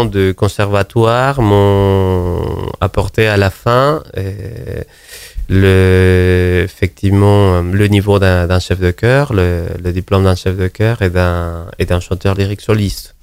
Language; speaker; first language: French; non-native, fluent; Spanish